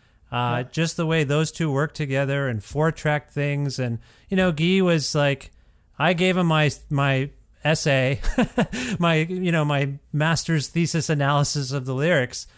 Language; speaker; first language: English; native; English